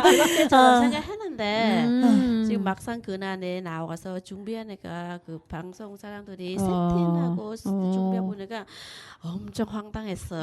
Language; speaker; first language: Korean; non-native, learner; Vietnamese